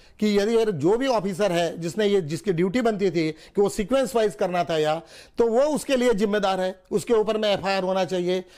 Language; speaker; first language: Hindi; non-native, local second language; Marathi